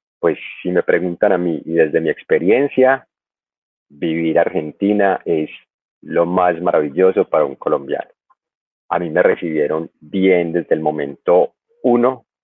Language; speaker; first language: Spanish; native; Spanish